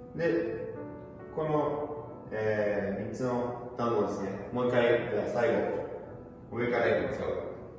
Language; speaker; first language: Japanese; non-native, fluent; Portuguese